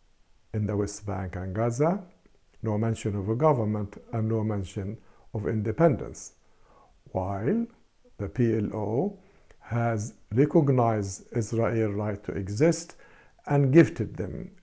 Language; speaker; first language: English; non-native, fluent; Arabic